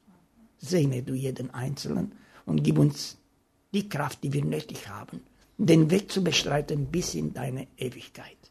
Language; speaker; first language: German; non-native, fluent; Romanian